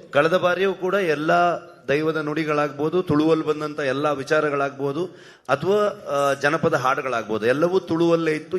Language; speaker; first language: Kannada; native; Kannada